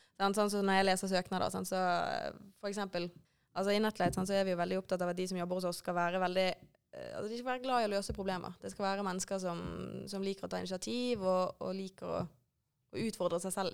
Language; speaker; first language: Norwegian; native; Norwegian